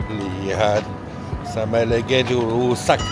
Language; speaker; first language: Indonesian; non-native, learner; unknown